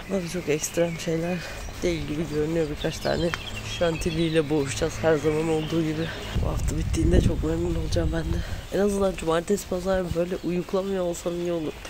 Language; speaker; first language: Turkish; native; Turkish